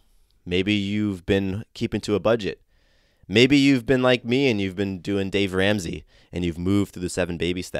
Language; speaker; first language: English; native; English